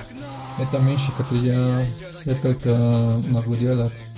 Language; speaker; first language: Russian; non-native, learner; Spanish